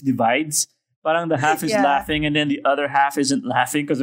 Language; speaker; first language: English; non-native, local second language; Filipino